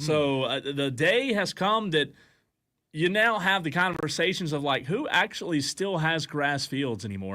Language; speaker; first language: English; native; English